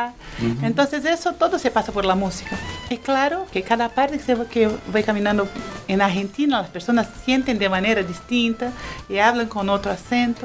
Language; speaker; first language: Spanish; non-native, fluent; Portuguese